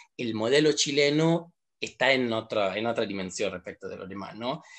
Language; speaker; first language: Spanish; non-native, fluent; Italian